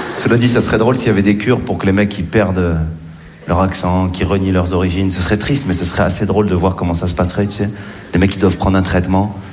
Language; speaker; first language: French; native; French